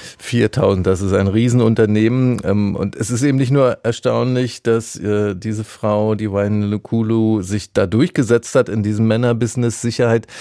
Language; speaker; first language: German; native; German